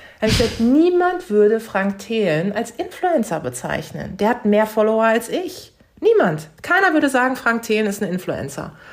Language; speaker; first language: German; early bilingual, other home language; Turkish